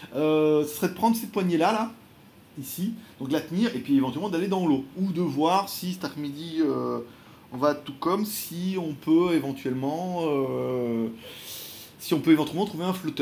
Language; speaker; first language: French; native; French